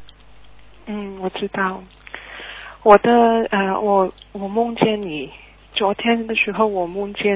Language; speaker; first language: Chinese; non-native, learner; Cantonese